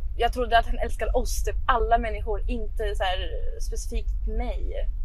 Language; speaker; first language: Swedish; non-native, fluent; Arabic